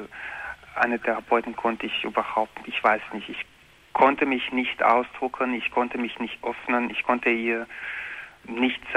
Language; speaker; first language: German; non-native, learner; Croatian